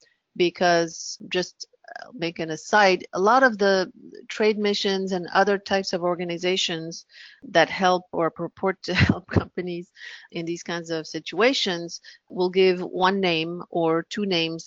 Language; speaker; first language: English; non-native, local second language; French